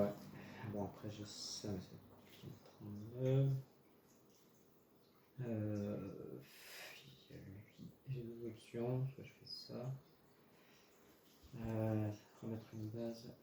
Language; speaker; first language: French; native; French